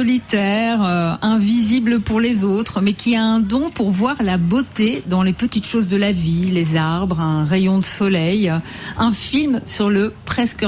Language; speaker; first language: French; native; French